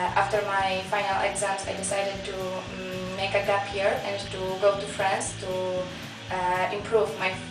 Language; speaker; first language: English; non-native, fluent; Polish